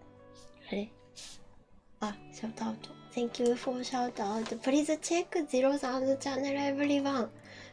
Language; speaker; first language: English; non-native, learner; Japanese